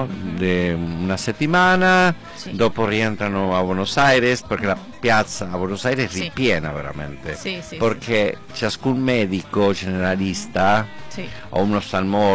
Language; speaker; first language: Italian; non-native, learner; Spanish